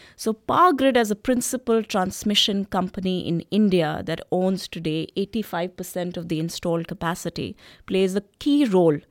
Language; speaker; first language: English; non-native, local second language; Hindi